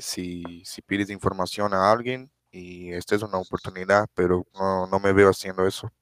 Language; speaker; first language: Spanish; non-native, fluent; Portuguese